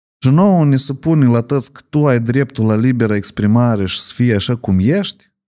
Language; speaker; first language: Romanian; native; Romanian